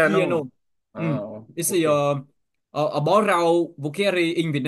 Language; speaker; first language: English; non-native, learner; Vietnamese